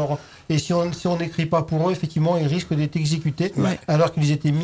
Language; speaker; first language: French; native; French